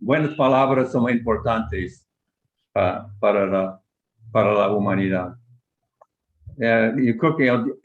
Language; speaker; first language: Spanish; non-native, fluent; English